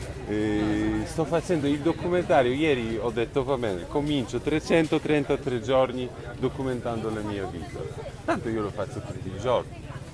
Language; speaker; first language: Italian; non-native, fluent; Polish